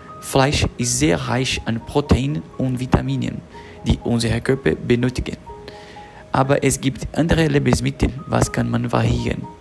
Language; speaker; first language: German; non-native, learner; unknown